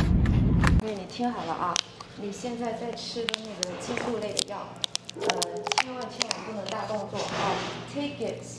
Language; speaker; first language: Chinese; native; Chinese